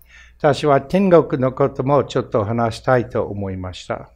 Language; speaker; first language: Japanese; non-native, fluent; English